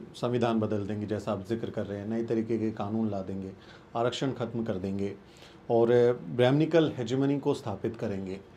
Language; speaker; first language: Hindi; native; Hindi